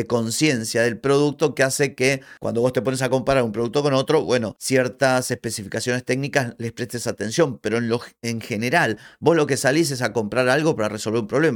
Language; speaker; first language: Spanish; native; Spanish